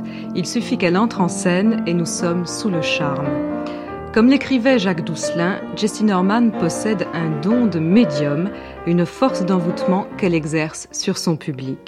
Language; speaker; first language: French; native; French